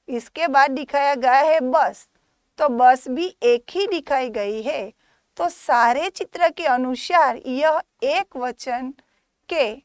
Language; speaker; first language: Hindi; non-native, local second language; Gujarati